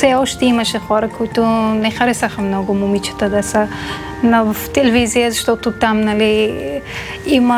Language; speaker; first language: Bulgarian; non-native, learner; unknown